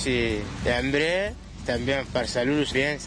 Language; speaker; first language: Spanish; non-native, learner; Wolof